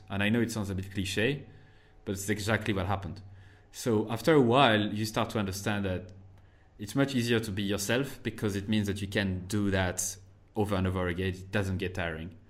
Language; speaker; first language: English; non-native, fluent; French